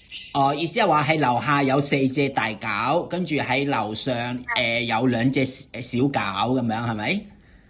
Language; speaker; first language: Cantonese; native; Cantonese